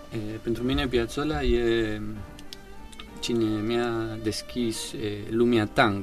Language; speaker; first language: Romanian; non-native, learner; Spanish